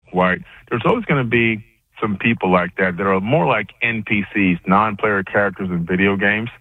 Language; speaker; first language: English; native; English